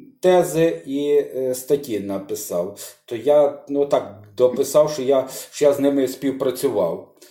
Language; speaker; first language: Ukrainian; native; Ukrainian